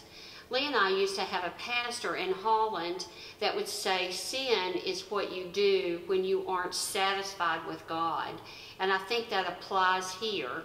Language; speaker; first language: English; native; English